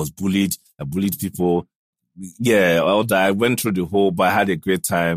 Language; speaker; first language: English; non-native, local second language; Igbo